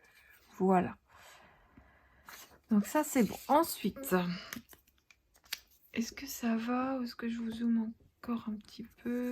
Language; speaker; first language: French; native; French